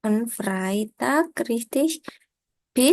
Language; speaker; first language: German; non-native, fluent; Indonesian